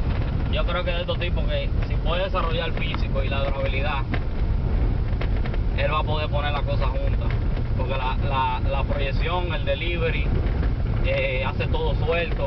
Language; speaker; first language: Spanish; native; Spanish